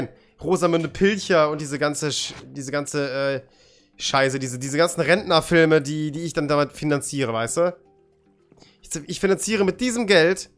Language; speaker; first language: German; native; German